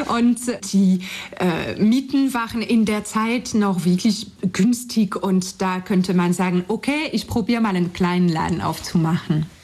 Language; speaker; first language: German; non-native, fluent; French